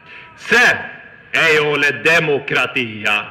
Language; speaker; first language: Finnish; non-native, fluent; Swedish